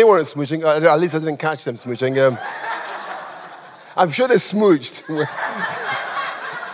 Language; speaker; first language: English; non-native, local second language; Yoruba